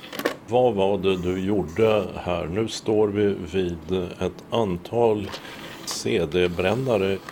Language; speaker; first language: Swedish; native; Swedish